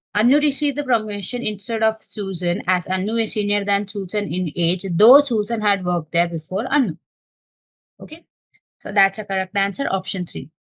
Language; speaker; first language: English; non-native, local second language; Malayalam